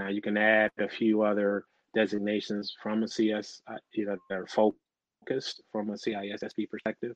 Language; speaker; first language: English; native; English